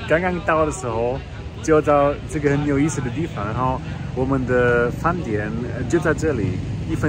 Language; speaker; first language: Chinese; non-native, fluent; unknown